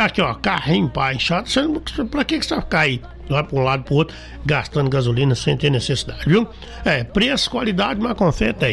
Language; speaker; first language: Portuguese; native; Portuguese